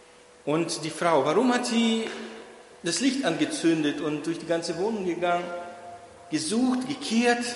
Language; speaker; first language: German; non-native, fluent; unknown